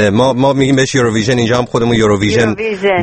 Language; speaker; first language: Persian; native; Persian